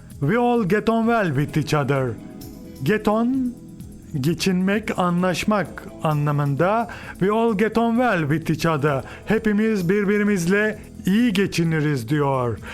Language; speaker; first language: English; non-native, fluent; Turkish